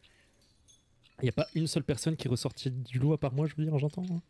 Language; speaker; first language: French; native; French